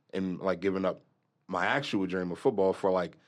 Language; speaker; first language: English; native; English